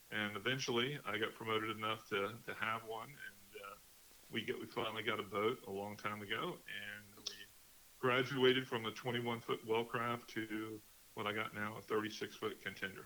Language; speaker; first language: English; native; English